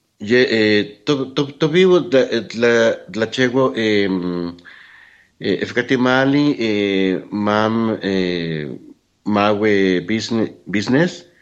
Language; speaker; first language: Polish; non-native, learner; Spanish